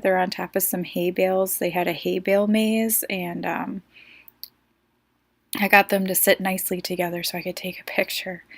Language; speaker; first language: English; native; English